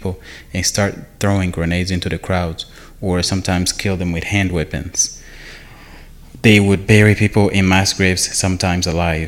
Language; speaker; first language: English; non-native, local second language; Kinyarwanda